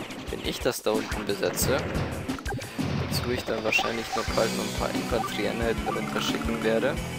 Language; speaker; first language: German; native; German